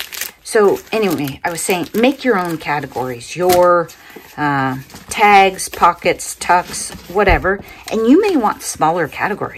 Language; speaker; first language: English; native; English